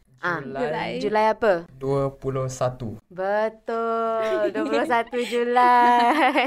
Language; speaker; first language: Malay; native; Malay